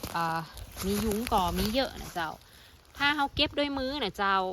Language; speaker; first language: Thai; non-native, local second language; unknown